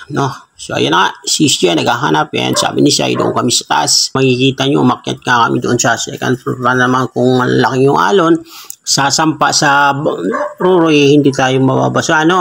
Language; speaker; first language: Filipino; non-native, local second language; Bikol